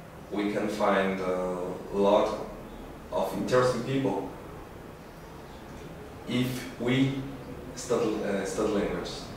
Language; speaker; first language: English; non-native, fluent; Portuguese